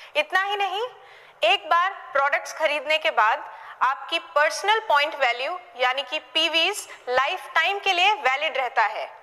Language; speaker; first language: Hindi; native; Hindi